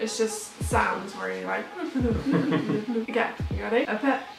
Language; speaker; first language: English; native; English